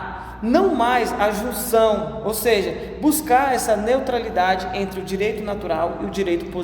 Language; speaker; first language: Portuguese; native; Portuguese